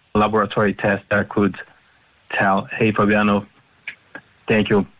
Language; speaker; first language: English; non-native, fluent; Portuguese